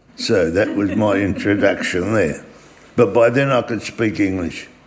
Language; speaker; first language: English; early bilingual, other home language; German